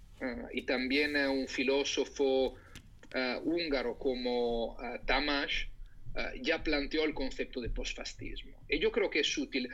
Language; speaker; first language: Spanish; non-native, fluent; Italian